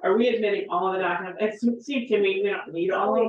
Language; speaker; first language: English; native; English